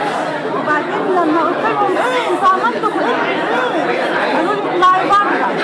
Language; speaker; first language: Arabic; native; Arabic